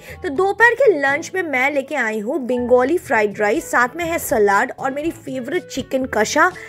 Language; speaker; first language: Hindi; non-native, local second language; Bangla